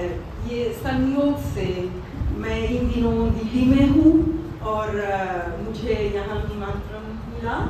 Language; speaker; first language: Hindi; non-native, fluent; Italian